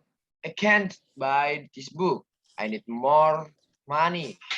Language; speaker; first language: English; non-native, learner; Indonesian